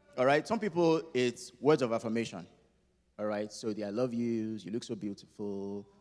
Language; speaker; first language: English; non-native, local second language; Yoruba